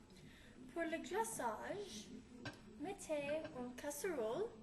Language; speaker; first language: French; non-native, learner; English